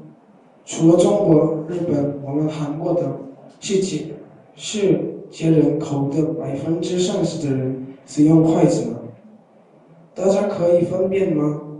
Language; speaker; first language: Chinese; non-native, learner; Korean